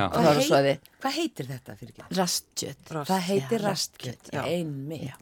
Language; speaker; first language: Icelandic; non-native, fluent; Faroese